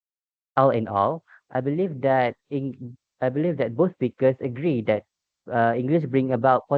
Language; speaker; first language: English; non-native, local second language; Malay